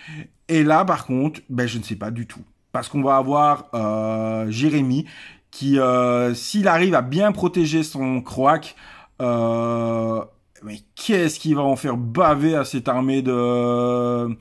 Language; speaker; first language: French; native; French